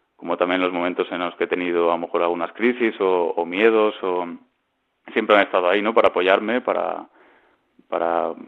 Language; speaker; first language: Spanish; native; Spanish